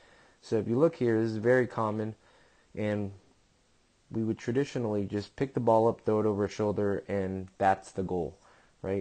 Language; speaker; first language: English; native; English